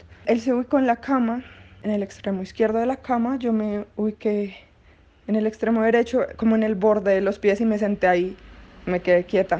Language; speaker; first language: Spanish; native; Spanish